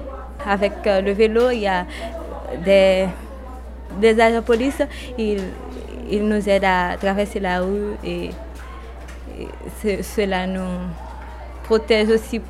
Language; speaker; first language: French; non-native, local second language; Haitian Creole